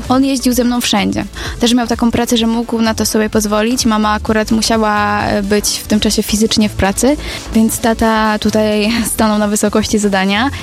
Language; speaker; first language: Polish; native; Polish